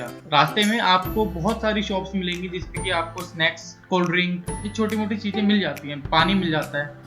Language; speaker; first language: Hindi; native; Hindi